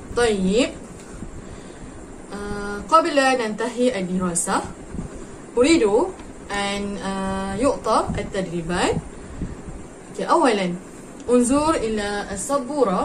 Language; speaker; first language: Arabic; non-native, learner; Malay